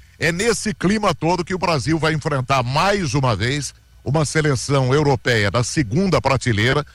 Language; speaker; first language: Portuguese; native; Portuguese